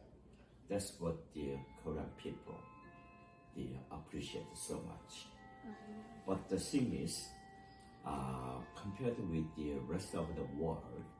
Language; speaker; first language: English; non-native, fluent; Korean